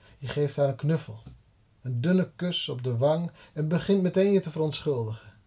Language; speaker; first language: Dutch; non-native, local second language; Western Frisian